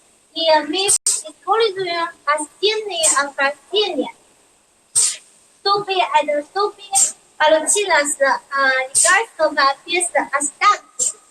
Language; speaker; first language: Russian; non-native, learner; Chinese